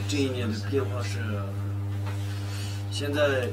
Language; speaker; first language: Chinese; non-native, local second language; Tibetan